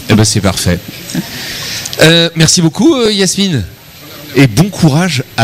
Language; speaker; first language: French; native; French